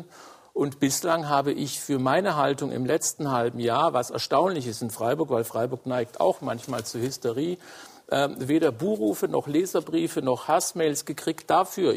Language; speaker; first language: German; native; German